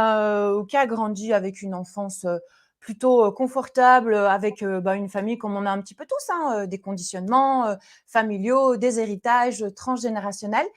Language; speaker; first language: French; native; French